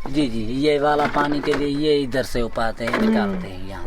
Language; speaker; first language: Hindi; non-native, local second language; Sindhi